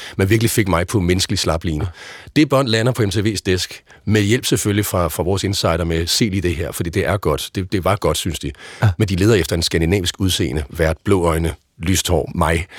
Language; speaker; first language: Danish; native; Danish